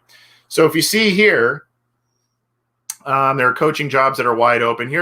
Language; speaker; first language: English; native; English